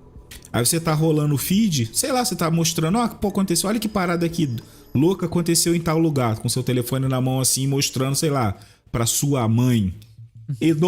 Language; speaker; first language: Portuguese; native; Portuguese